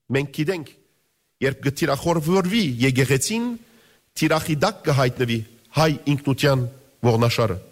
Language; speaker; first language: Armenian; early bilingual, heritage; Armenian